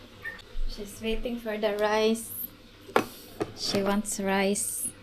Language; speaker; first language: English; non-native, local second language; Cebuano